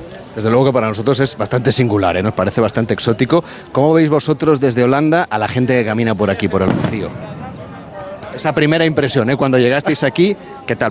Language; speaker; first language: Spanish; native; Spanish